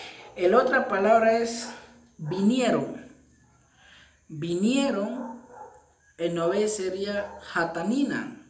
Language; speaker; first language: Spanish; non-native, local second language; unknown